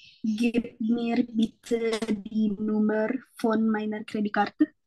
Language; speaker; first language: German; non-native, learner; Indonesian